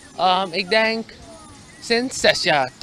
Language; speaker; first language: Dutch; non-native, local second language; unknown